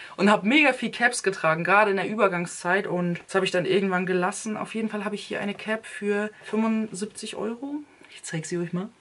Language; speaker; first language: German; early bilingual, other home language; Turkish